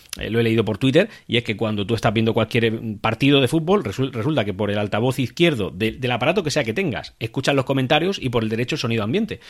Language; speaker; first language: Spanish; native; Spanish